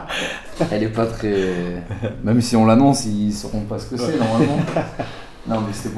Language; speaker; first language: French; native; French